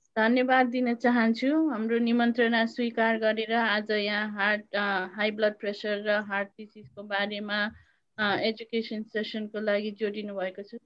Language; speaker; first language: Nepali; native; Nepali